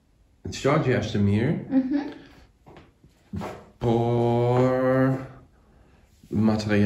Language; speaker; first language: Albanian; non-native, learner; German